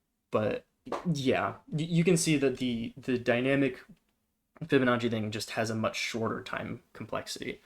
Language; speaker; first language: English; native; English